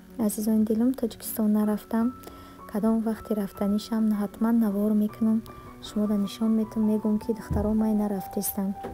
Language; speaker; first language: Tajik; early bilingual, heritage; Tajik